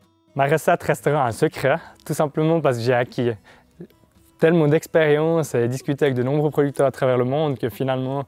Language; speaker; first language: French; native; French